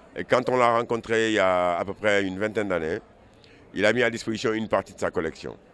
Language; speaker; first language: French; non-native, local second language; Wolof